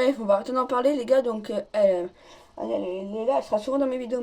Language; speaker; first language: French; native; French